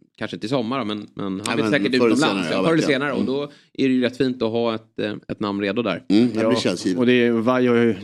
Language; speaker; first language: Swedish; native; Swedish